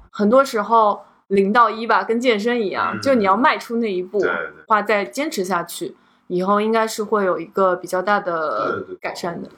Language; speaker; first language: Chinese; native; Chinese